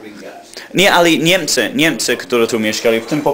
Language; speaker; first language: Polish; non-native, learner; English